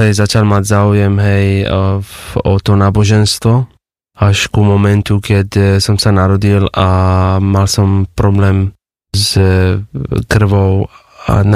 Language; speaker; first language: Slovak; non-native, fluent; Persian